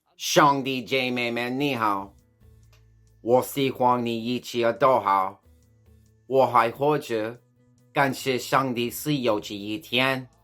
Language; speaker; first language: Chinese; non-native, learner; English